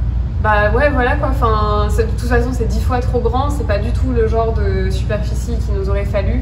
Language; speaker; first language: French; native; French